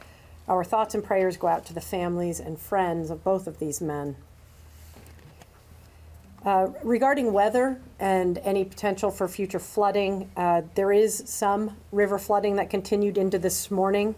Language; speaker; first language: English; native; English